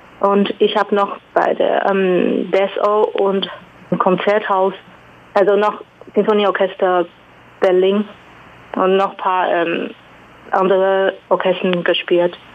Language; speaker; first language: German; non-native, fluent; Chinese